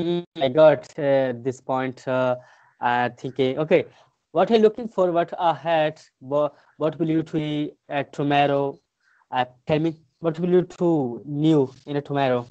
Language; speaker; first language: English; non-native, fluent; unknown